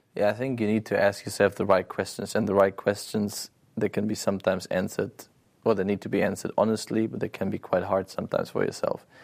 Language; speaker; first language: English; non-native, fluent; German